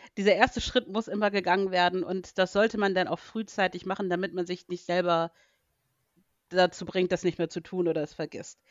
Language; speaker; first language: German; native; German